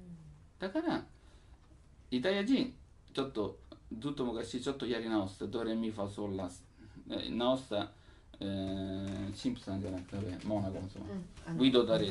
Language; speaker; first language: Japanese; non-native, learner; Italian